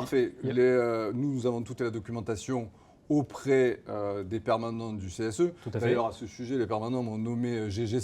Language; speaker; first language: French; native; French